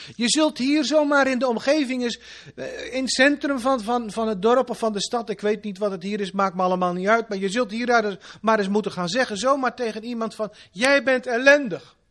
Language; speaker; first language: Dutch; native; Dutch